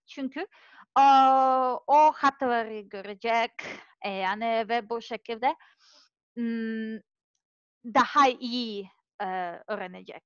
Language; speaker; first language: Turkish; non-native, learner; Serbian